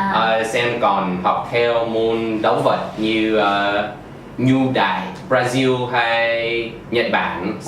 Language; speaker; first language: Vietnamese; non-native, fluent; English